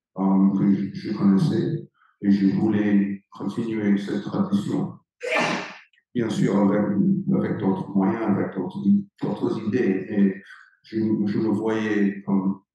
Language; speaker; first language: French; non-native, fluent; English